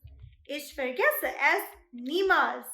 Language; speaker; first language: German; non-native, fluent; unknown